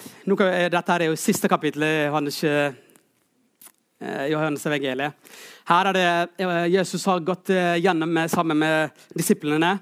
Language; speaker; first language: Norwegian; non-native, fluent; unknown